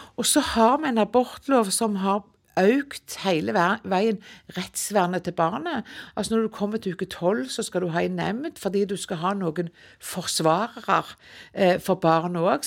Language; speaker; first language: Norwegian; native; Norwegian